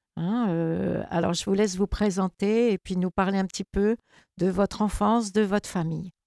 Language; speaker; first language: French; native; French